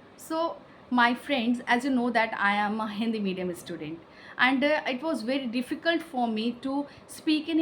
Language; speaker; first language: English; non-native, local second language; Hindi